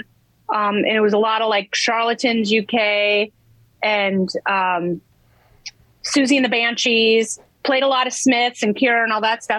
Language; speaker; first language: English; native; English